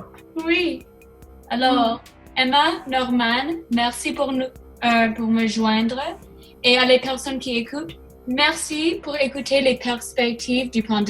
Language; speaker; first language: French; non-native, learner; English